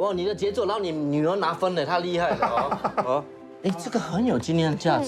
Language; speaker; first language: Chinese; native; Chinese